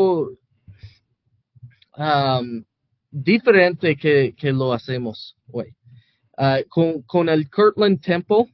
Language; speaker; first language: Spanish; non-native, fluent; English